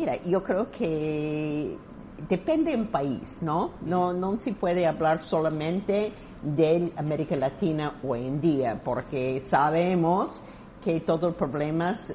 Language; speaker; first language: Spanish; non-native, fluent; English